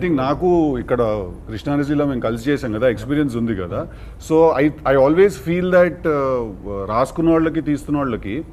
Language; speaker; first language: Telugu; native; Telugu